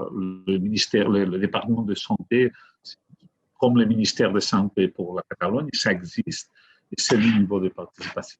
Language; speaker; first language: French; non-native, fluent; Catalan